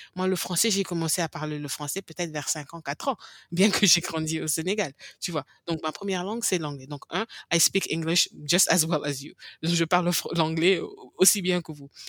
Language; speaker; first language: French; non-native, local second language; English